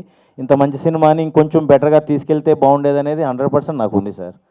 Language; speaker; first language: Telugu; native; Telugu